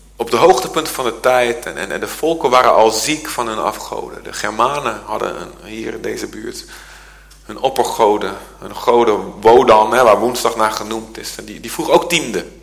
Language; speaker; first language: Dutch; native; Dutch